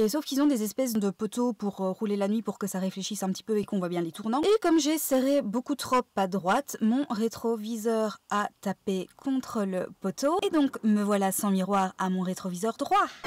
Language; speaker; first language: French; native; French